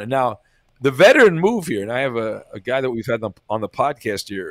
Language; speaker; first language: English; native; English